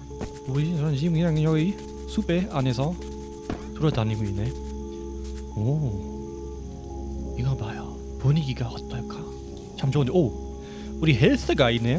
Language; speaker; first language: Korean; non-native, fluent; German